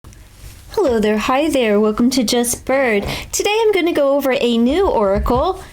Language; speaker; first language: English; native; English